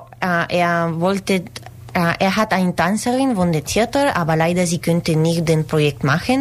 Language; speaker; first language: German; non-native, learner; Spanish